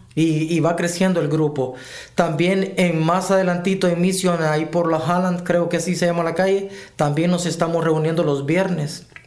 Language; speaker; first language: Spanish; native; Spanish